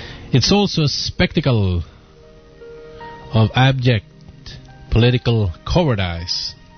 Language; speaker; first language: English; non-native, fluent; Swedish